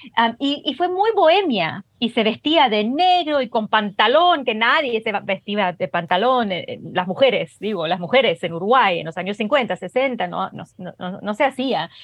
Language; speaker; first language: Spanish; early bilingual, heritage; Spanish